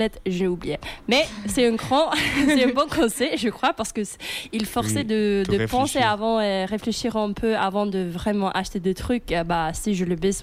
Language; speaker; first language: French; non-native, learner; Swedish